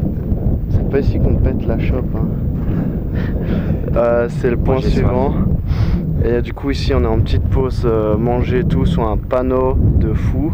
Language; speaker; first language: French; native; French